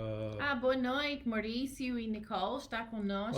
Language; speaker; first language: Portuguese; non-native, learner; English